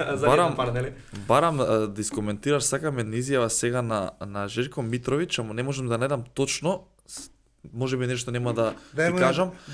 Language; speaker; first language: Macedonian; native; Macedonian